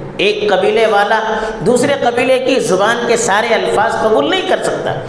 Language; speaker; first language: Urdu; non-native, local second language; Konkani